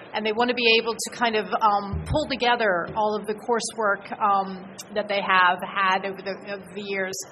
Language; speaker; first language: English; native; English